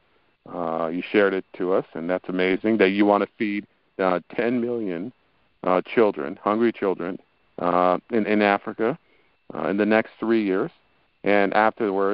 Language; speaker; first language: English; native; English